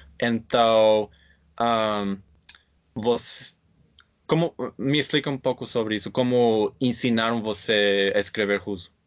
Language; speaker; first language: Portuguese; non-native, fluent; English